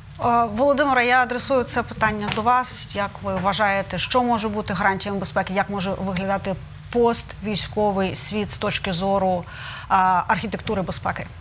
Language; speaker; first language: Ukrainian; native; Ukrainian